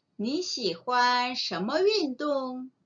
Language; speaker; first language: Chinese; non-native, fluent; Korean